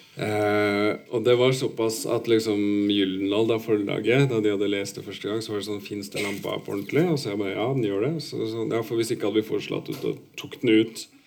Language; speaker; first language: Norwegian; early bilingual, other home language; Urdu